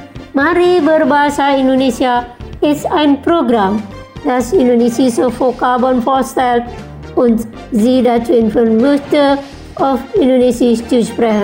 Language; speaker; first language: German; non-native, fluent; Indonesian